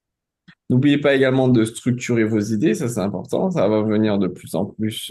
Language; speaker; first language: French; native; French